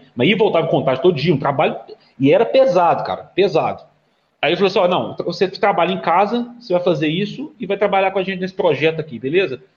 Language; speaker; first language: Portuguese; native; Portuguese